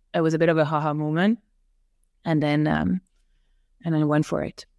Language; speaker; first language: English; non-native, fluent; French